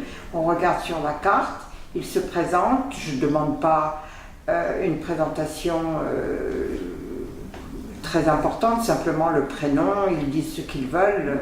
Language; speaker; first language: French; native; French